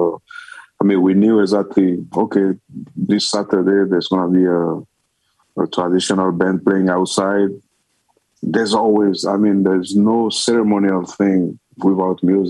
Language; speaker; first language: English; non-native, fluent; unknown